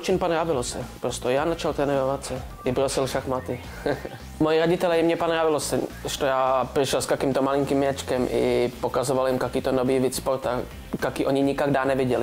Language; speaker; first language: Russian; non-native, learner; Czech